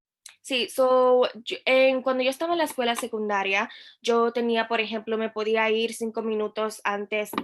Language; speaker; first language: Spanish; early bilingual, heritage; Spanish